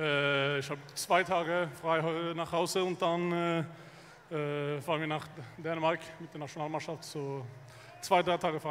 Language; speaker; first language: German; non-native, fluent; Swedish